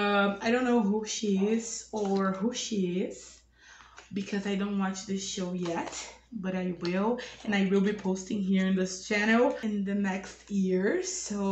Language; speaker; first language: English; non-native, learner; Portuguese